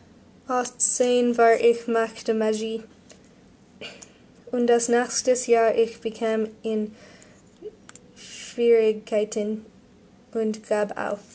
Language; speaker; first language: German; non-native, learner; English